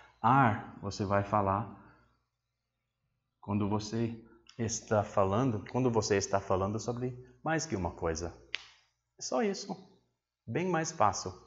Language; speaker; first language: Portuguese; non-native, fluent; English